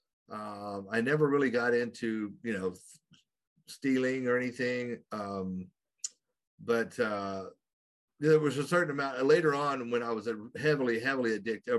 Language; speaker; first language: English; native; English